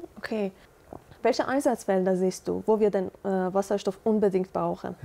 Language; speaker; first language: German; non-native, fluent; Persian